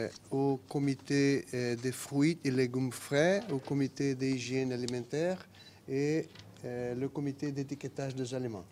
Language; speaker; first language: French; non-native, fluent; Portuguese